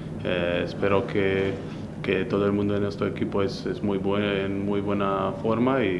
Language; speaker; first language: Spanish; non-native, fluent; Slovenian